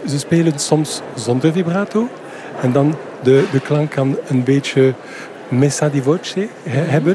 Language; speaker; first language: Dutch; non-native, fluent; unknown